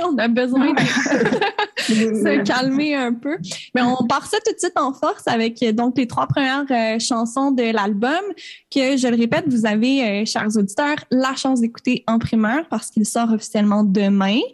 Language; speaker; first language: French; native; French